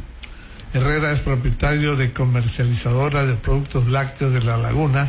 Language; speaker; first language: Spanish; native; Spanish